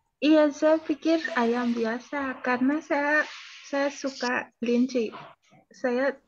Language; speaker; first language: Indonesian; non-native, learner; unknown